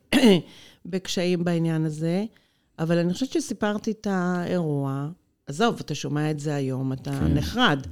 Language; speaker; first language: Hebrew; native; Hebrew